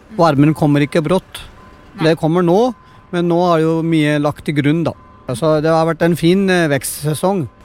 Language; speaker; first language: Norwegian; non-native, fluent; Punjabi